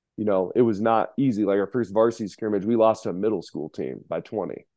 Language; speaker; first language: English; native; English